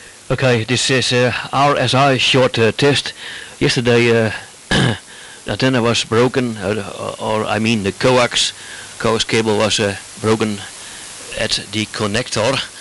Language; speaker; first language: English; non-native, fluent; Dutch